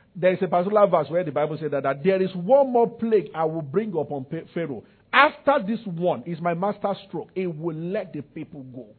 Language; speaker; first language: English; non-native, local second language; Yoruba